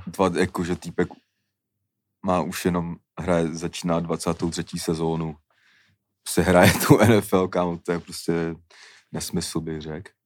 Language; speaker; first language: Czech; native; Czech